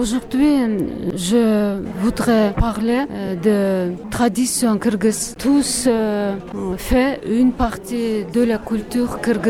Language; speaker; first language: French; non-native, learner; Kyrgyz